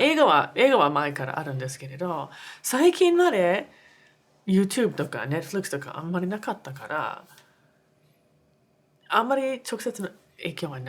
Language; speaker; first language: Japanese; non-native, fluent; English